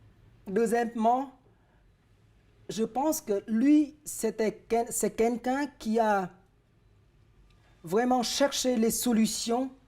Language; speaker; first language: French; non-native, fluent; Vietnamese